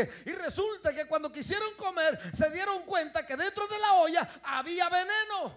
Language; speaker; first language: Spanish; native; Spanish